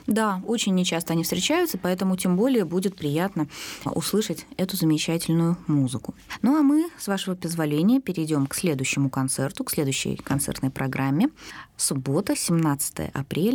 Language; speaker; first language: Russian; native; Russian